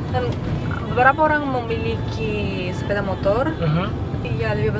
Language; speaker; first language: Indonesian; non-native, fluent; Bulgarian